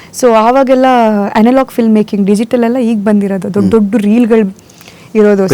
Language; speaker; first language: Kannada; non-native, local second language; Konkani